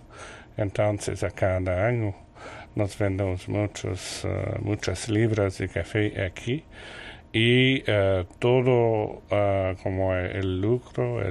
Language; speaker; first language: Spanish; non-native, learner; French